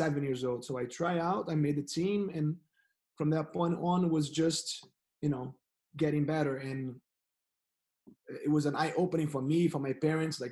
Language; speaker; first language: English; non-native, fluent; Portuguese